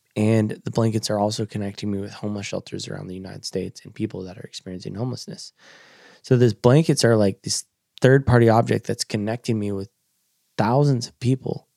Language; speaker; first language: English; native; English